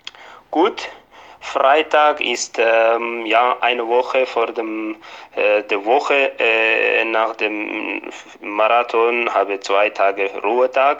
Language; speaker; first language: German; non-native, fluent; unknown